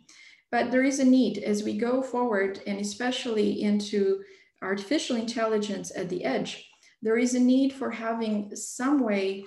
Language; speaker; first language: English; non-native, fluent; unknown